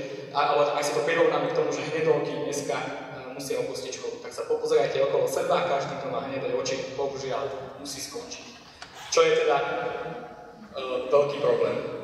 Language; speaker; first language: Slovak; native; Slovak